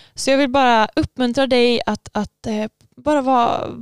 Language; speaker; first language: Swedish; native; Swedish